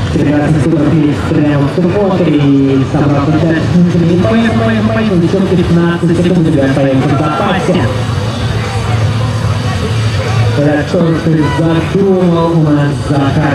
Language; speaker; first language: Russian; native; Russian